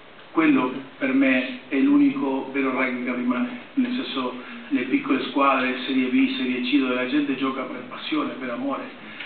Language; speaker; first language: Italian; non-native, fluent; Spanish